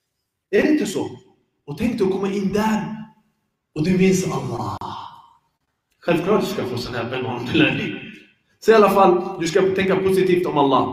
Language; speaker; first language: Swedish; early bilingual, other home language; Arabic